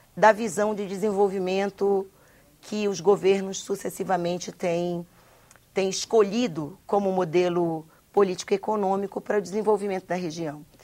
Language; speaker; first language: Portuguese; native; Portuguese